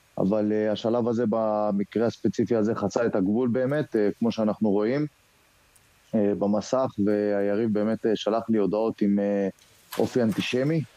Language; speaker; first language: Hebrew; native; Hebrew